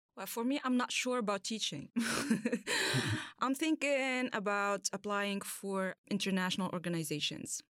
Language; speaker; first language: English; non-native, fluent; Arabic